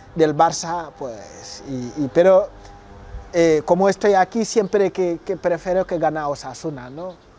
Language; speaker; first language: Spanish; non-native, fluent; Wolof